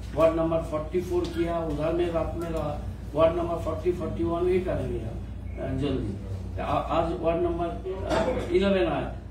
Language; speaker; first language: Hindi; non-native, local second language; Bangla